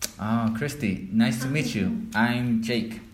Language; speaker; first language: English; non-native, fluent; Spanish